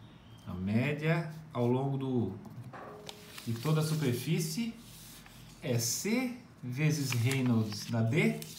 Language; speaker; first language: Portuguese; native; Portuguese